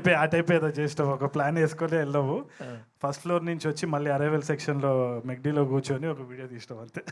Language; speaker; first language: Telugu; native; Telugu